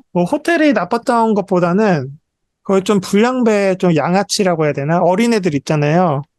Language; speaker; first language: Korean; native; Korean